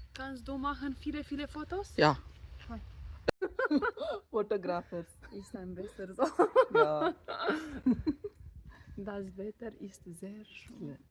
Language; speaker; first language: German; non-native, learner; Romanian